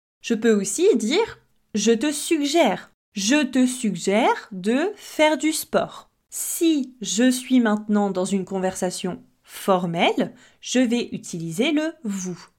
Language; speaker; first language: French; native; French